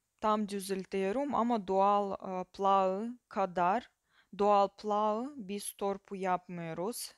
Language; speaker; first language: Turkish; non-native, fluent; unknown